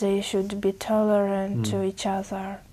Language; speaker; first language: English; non-native, learner; Uzbek